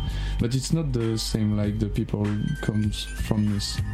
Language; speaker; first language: English; non-native, learner; French